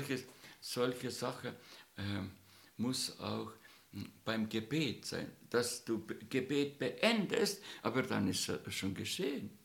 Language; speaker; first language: German; non-native, fluent; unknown